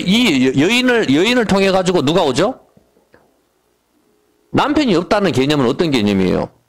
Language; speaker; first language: Korean; native; Korean